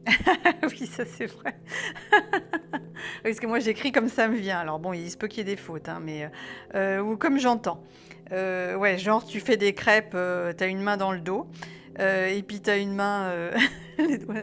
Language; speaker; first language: French; native; French